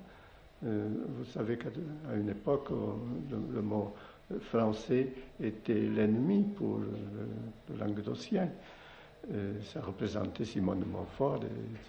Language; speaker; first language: French; non-native, local second language; Occitan